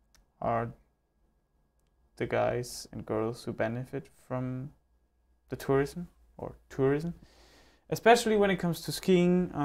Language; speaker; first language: English; non-native, fluent; German